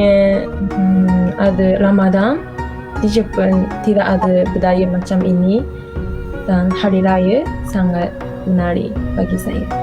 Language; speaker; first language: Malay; non-native, learner; Japanese